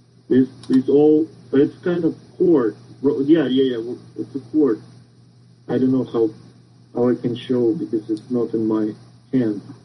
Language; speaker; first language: English; non-native, learner; Russian